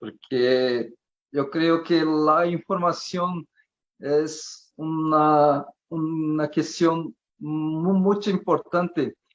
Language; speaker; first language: Spanish; non-native, learner; Portuguese